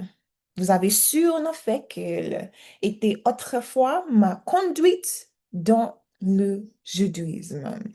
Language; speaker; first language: French; non-native, learner; English